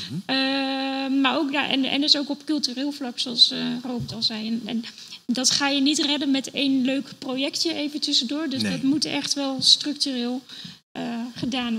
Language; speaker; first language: Dutch; native; Dutch